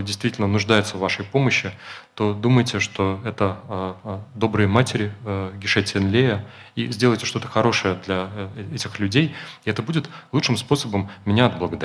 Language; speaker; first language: Russian; native; Russian